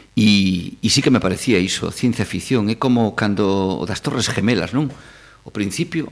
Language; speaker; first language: Galician; native; Galician